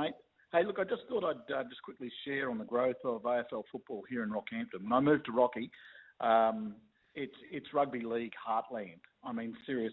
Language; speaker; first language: English; native; English